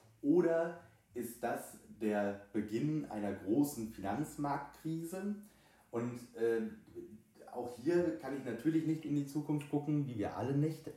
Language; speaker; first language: German; native; German